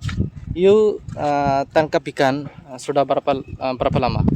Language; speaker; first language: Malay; non-native, learner; Bangla